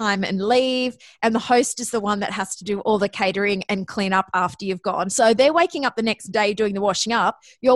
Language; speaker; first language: English; native; English